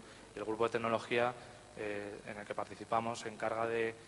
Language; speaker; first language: Spanish; native; Spanish